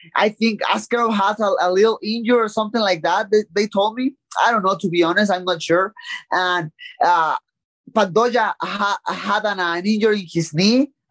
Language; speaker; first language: English; non-native, learner; Spanish